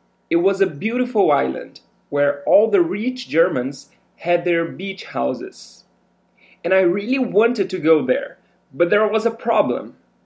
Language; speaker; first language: English; non-native, fluent; Portuguese